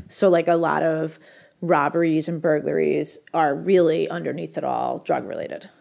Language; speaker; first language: English; native; English